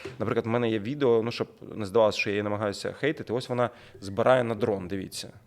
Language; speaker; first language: Ukrainian; non-native, local second language; Russian